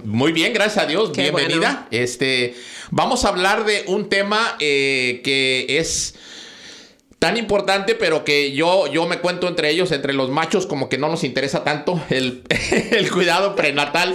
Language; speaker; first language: Spanish; native; Spanish